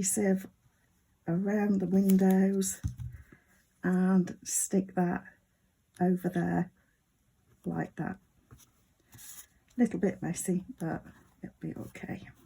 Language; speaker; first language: English; native; English